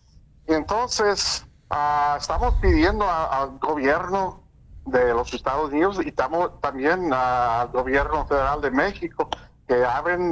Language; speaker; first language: Spanish; early bilingual, heritage; English